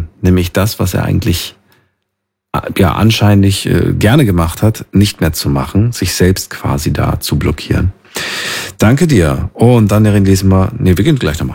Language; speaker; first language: German; native; German